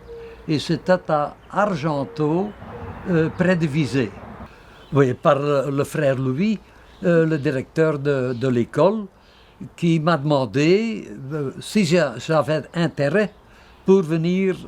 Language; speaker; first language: French; non-native, local second language; Dutch